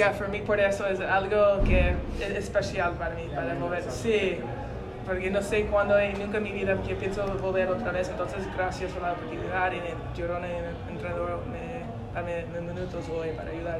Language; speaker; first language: Spanish; non-native, learner; English